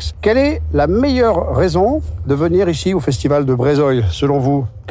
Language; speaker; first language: French; native; French